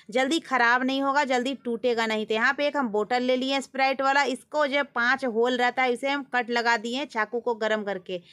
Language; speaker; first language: Hindi; native; Hindi